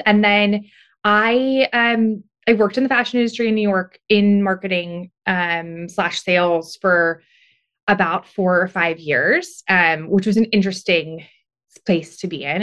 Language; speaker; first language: English; native; English